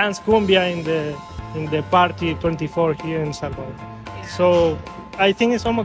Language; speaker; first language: English; non-native, learner; Spanish